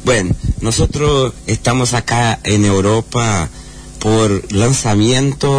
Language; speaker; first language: Spanish; non-native, learner; Portuguese